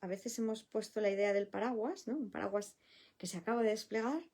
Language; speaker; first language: Spanish; native; Spanish